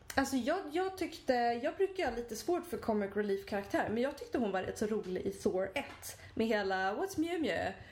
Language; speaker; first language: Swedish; native; Swedish